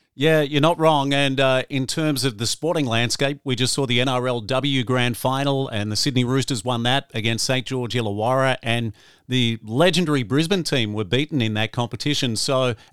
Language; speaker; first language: English; native; English